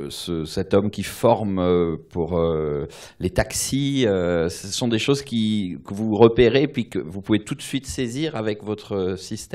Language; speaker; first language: French; native; French